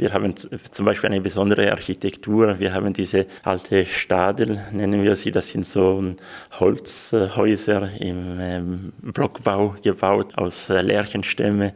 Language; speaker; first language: German; non-native, local second language; Swiss German